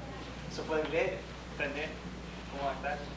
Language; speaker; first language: Spanish; non-native, learner; English